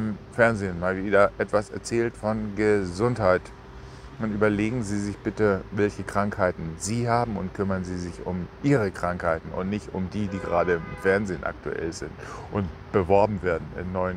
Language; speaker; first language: German; native; German